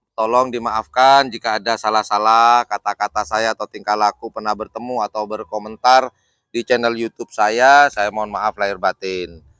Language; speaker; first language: Indonesian; native; Indonesian